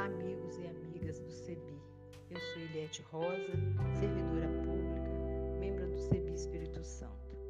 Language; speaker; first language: Portuguese; native; Portuguese